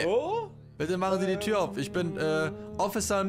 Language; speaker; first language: German; native; German